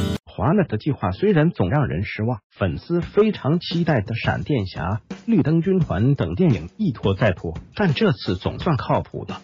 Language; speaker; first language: Chinese; native; Chinese